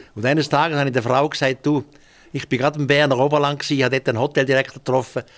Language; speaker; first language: German; native; German